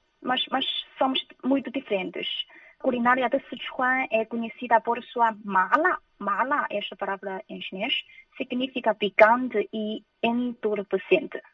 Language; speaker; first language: Portuguese; non-native, fluent; Chinese